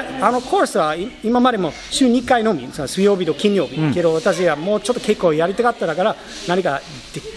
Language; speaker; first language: Japanese; non-native, fluent; English